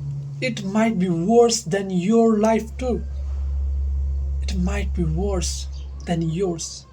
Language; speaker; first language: English; non-native, local second language; Nepali